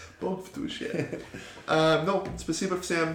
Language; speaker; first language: Russian; non-native, learner; English